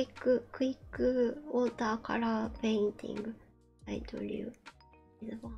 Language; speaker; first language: English; non-native, learner; Japanese